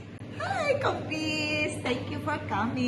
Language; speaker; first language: English; non-native, learner; Filipino